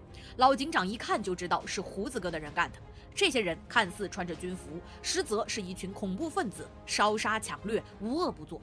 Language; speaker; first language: Chinese; native; Chinese